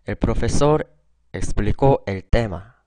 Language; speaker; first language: Spanish; non-native, fluent; Korean